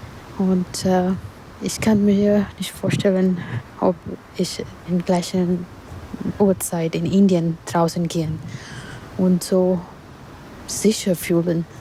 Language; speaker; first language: German; non-native, learner; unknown